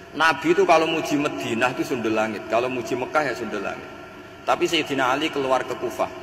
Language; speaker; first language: Indonesian; non-native, local second language; Javanese